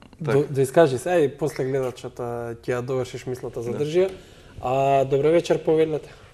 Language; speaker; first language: Macedonian; native; Macedonian